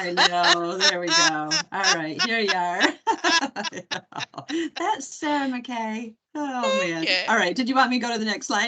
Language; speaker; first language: English; native; English